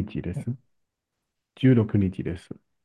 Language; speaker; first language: Japanese; non-native, fluent; Chinese